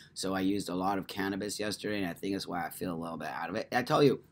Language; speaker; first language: English; native; English